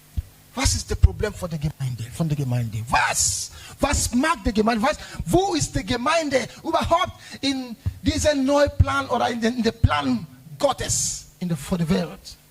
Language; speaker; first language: German; non-native, learner; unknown